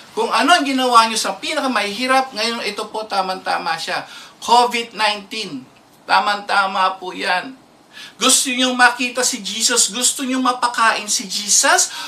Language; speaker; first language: Filipino; native; Filipino